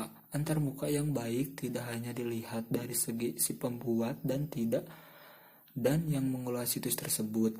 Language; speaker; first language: Indonesian; native; Indonesian